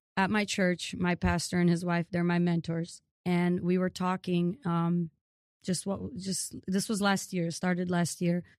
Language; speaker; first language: English; early bilingual, other home language; Ukrainian